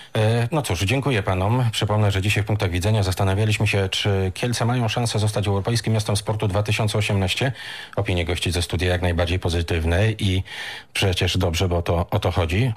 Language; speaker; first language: Polish; native; Polish